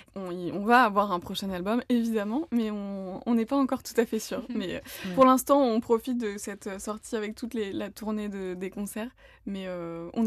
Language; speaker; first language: French; native; French